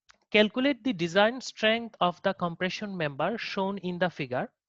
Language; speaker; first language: English; non-native, local second language; Bangla